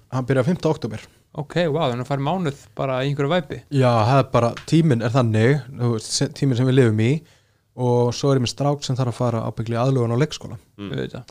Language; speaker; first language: Icelandic; early bilingual, other home language; Portuguese